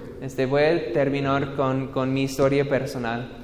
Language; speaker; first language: Spanish; non-native, fluent; English